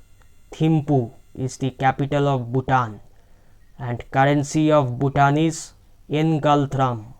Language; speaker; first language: English; non-native, local second language; Bangla